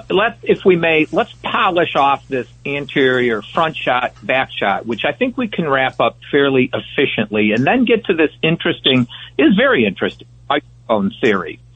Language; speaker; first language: English; native; English